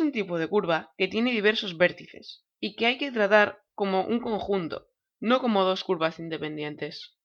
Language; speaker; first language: Spanish; native; Spanish